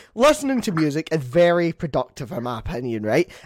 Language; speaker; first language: English; native; English